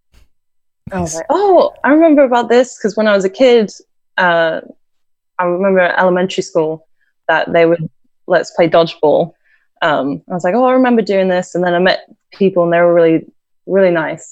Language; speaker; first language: English; native; English